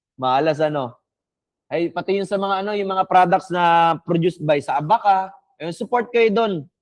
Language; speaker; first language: Filipino; non-native, local second language; Bikol